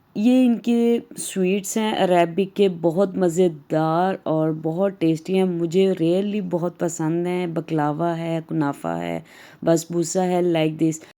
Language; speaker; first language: Urdu; native; Urdu